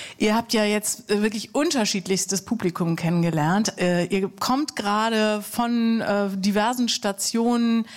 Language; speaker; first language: German; native; German